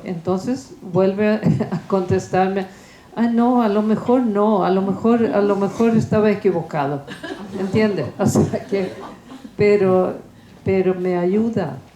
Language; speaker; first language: Spanish; non-native, fluent; Swedish